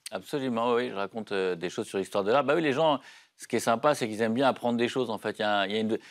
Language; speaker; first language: French; native; French